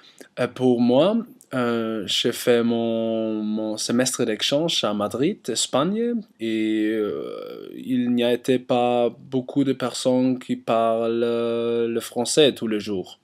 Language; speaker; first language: French; non-native, learner; German